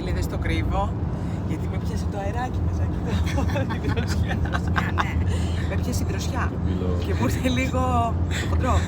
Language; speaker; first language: Greek; native; Greek